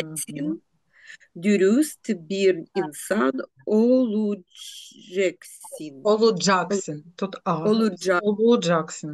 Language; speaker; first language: Turkish; non-native, fluent; Ukrainian